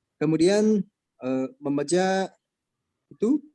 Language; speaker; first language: Indonesian; non-native, learner; Chinese